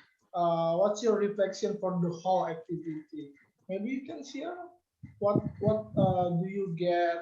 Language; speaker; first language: English; non-native, learner; Indonesian